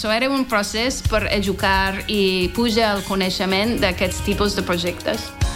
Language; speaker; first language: Catalan; non-native, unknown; English